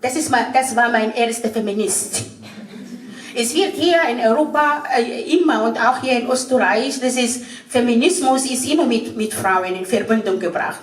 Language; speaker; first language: German; non-native, fluent; Arabic